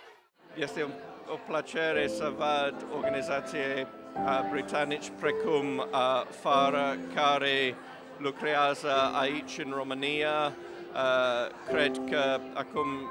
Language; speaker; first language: Romanian; non-native, learner; English